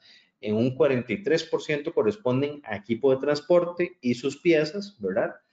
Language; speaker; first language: Spanish; native; Spanish